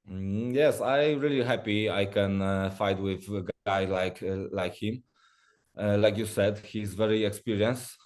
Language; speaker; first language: English; non-native, learner; Polish